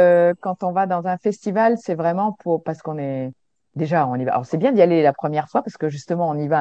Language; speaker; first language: French; native; French